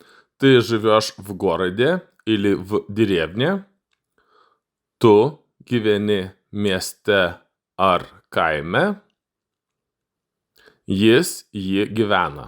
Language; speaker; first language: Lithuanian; non-native, fluent; Russian